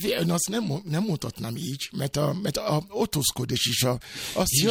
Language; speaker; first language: Hungarian; non-native, fluent; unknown